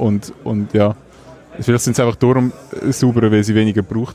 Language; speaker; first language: German; native; German